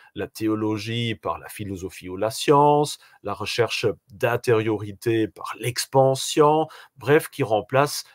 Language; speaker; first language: French; native; French